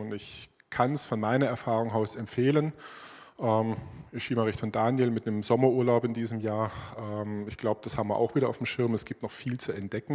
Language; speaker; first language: German; native; German